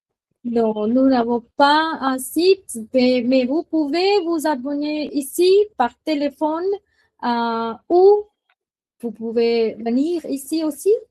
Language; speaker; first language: French; non-native, fluent; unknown